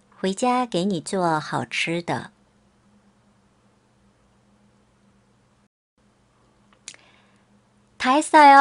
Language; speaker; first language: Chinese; non-native, fluent; Korean